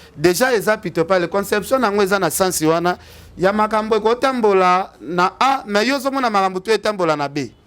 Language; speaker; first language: Lingala; native; Lingala